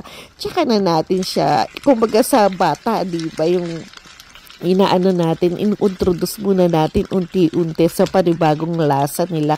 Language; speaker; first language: Filipino; native; Filipino